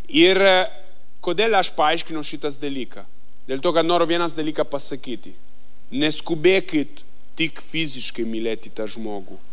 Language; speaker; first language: Lithuanian; non-native, fluent; Italian